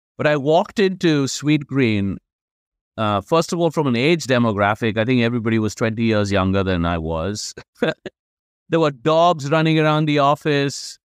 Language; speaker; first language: English; non-native, local second language; Hindi